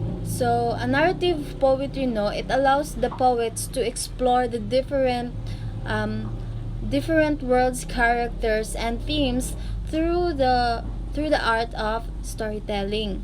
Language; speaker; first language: English; non-native, fluent; Filipino